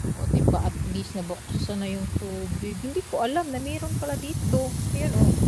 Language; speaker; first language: Filipino; non-native, local second language; Cebuano